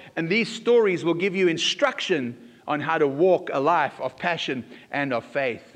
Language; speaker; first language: English; native; English